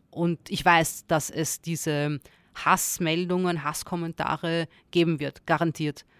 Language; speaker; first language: German; early bilingual, other home language; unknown